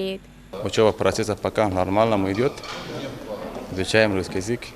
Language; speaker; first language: Russian; non-native, learner; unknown